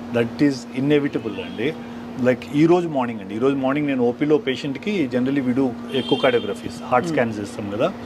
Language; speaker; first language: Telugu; native; Telugu